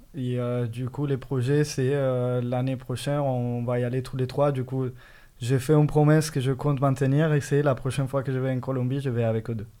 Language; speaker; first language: French; non-native, fluent; Spanish